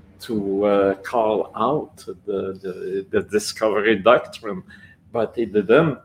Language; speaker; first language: English; non-native, local second language; French